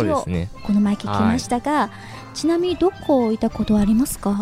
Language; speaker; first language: Japanese; non-native, fluent; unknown